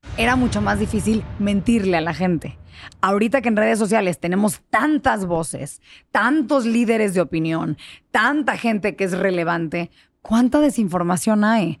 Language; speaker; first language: Spanish; early bilingual, heritage; Spanish